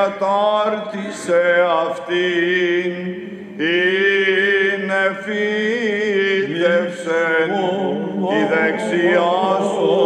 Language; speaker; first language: Greek; native; Greek